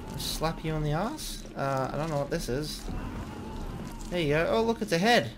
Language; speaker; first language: English; native; English